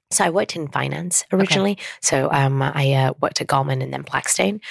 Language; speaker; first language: English; native; English